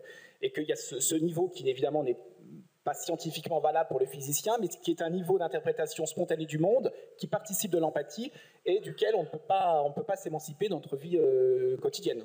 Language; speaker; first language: French; native; French